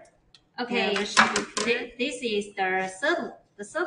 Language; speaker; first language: English; non-native, learner; Chinese